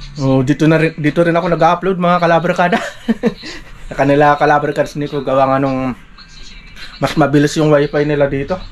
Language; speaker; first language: Filipino; native; Filipino